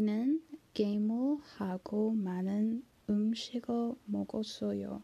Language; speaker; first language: Korean; non-native, learner; English